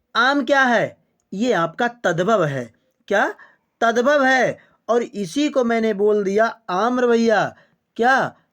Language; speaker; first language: Hindi; native; Hindi